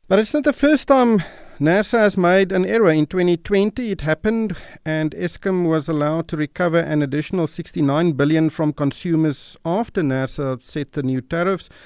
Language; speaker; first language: English; non-native, local second language; Afrikaans